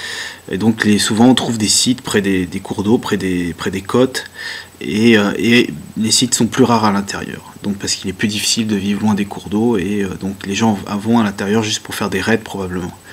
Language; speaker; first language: French; native; French